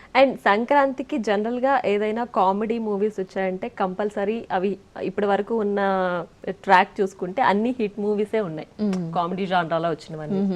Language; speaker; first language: Telugu; native; Telugu